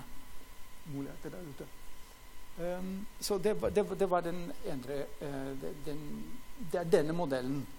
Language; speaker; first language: Norwegian; non-native, fluent; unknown